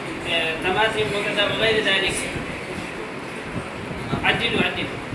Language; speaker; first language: Arabic; non-native, learner; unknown